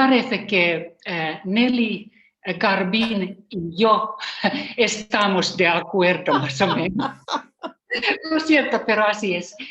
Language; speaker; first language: Spanish; non-native, fluent; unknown